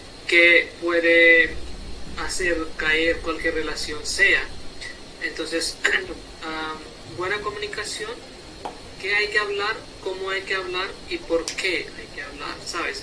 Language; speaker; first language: Spanish; non-native, fluent; Hindi